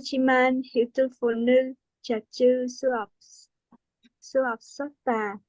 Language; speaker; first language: Korean; non-native, learner; Vietnamese